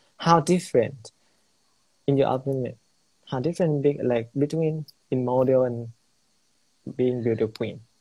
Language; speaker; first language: English; non-native, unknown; Thai